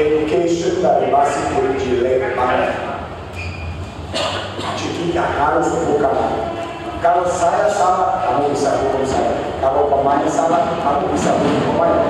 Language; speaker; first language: Indonesian; non-native, fluent; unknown